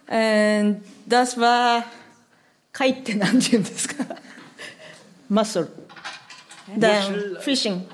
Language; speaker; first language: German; non-native, learner; Japanese